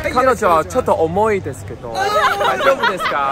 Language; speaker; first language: Japanese; non-native, learner; Chinese